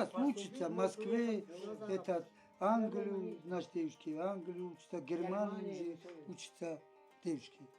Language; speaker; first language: Russian; non-native, learner; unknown